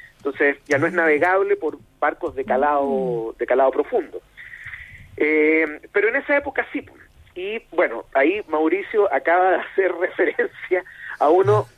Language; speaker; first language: Spanish; native; Spanish